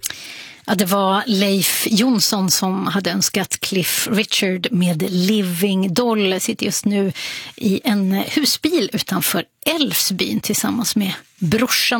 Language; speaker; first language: Swedish; native; Swedish